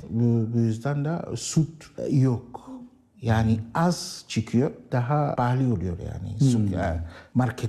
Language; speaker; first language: Turkish; non-native, learner; Arabic